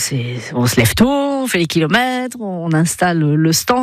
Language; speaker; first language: French; native; French